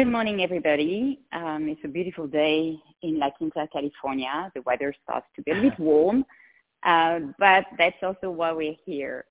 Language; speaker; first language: English; non-native, fluent; French